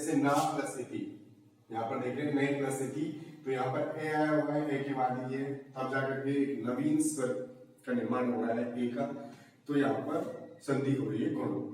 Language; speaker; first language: Hindi; native; Hindi